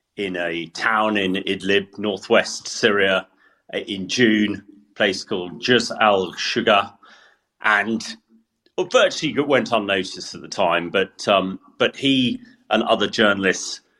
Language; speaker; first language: English; native; English